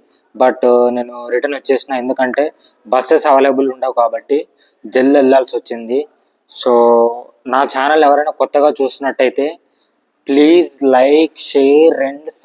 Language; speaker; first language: Telugu; native; Telugu